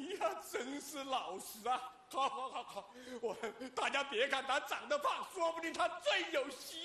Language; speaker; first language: Chinese; native; Chinese